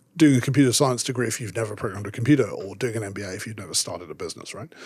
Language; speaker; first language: English; native; English